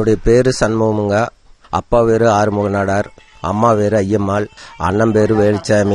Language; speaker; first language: Tamil; native; Tamil